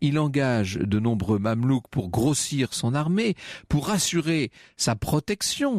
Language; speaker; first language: French; native; French